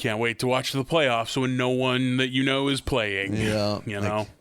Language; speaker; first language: English; native; English